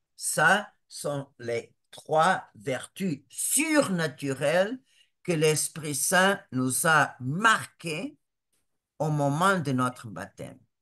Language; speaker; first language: French; non-native, fluent; Portuguese